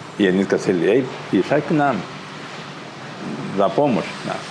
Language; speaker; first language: Russian; non-native, learner; Spanish